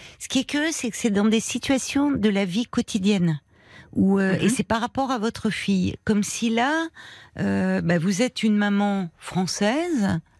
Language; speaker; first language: French; native; French